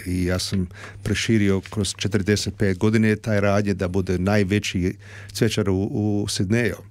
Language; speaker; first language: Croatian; early bilingual, heritage; Croatian